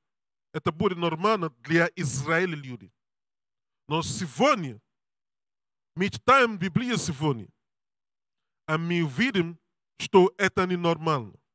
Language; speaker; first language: Russian; non-native, learner; English